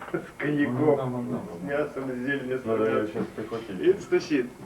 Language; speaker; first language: Russian; native; Russian